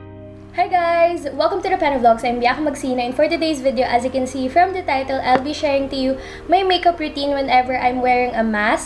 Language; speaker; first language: English; non-native, local second language; Filipino